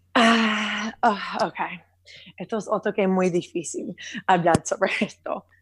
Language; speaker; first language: Spanish; early bilingual, heritage; Spanish